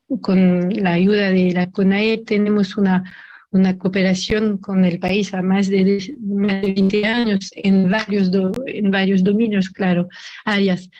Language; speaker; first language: Spanish; non-native, fluent; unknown